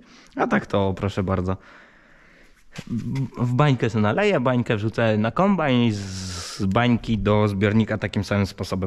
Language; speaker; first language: Polish; native; Polish